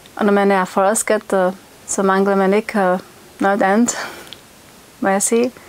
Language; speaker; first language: Danish; non-native, fluent; Czech